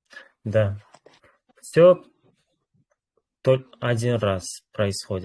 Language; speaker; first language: Russian; non-native, fluent; Uzbek